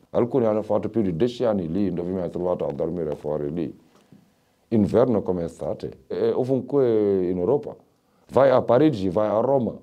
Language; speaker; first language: Italian; non-native, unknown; Wolof